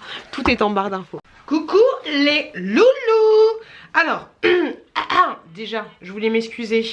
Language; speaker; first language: French; native; French